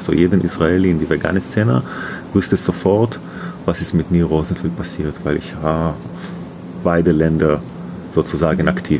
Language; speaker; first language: German; non-native, learner; Hebrew